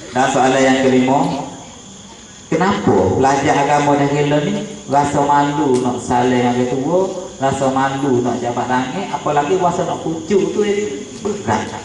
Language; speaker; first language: Malay; native; Malay